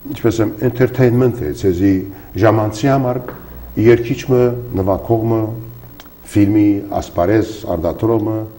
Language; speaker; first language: Armenian; early bilingual, heritage; Armenian